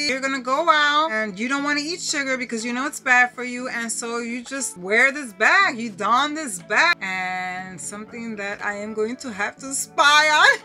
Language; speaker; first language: English; early bilingual, other home language; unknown